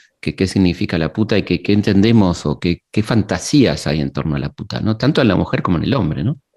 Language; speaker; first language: Spanish; native; Spanish